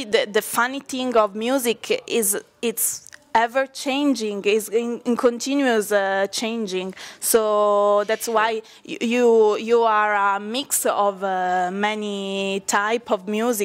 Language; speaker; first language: English; non-native, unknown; Italian